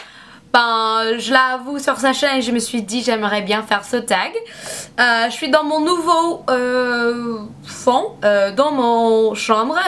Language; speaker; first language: French; non-native, learner; English